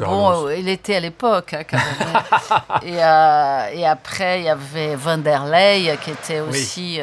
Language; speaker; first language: French; non-native, fluent; Portuguese